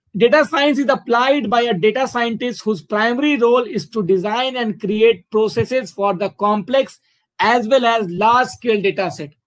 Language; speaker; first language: English; non-native, local second language; Hindi